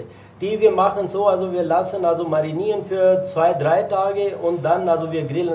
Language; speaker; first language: German; non-native, learner; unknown